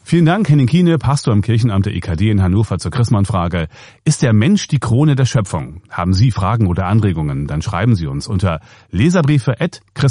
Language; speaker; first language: German; native; German